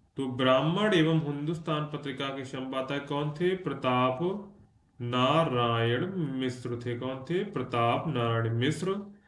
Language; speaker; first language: Hindi; native; Hindi